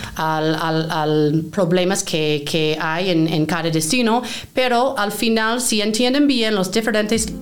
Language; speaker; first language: Spanish; non-native, fluent; English